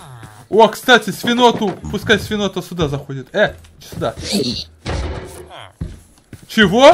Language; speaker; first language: Russian; native; Russian